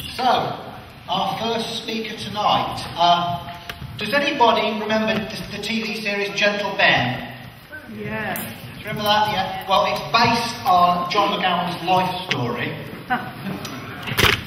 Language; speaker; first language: English; native; English